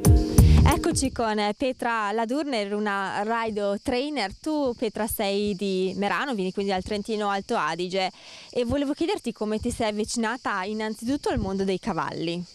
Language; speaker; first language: Italian; native; Italian